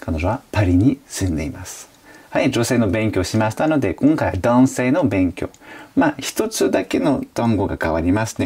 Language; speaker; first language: Japanese; non-native, fluent; French